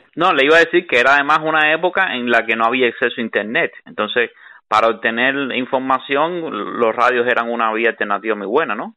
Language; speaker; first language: Spanish; native; Spanish